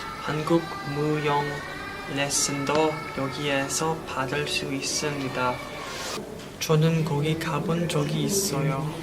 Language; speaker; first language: Korean; early bilingual, heritage; English